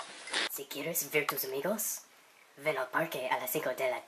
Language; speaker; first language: Spanish; non-native, learner; English